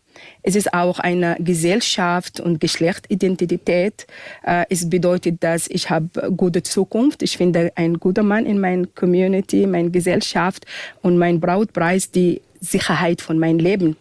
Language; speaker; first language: German; non-native, fluent; Arabic